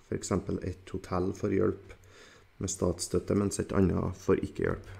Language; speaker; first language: Norwegian; native; Norwegian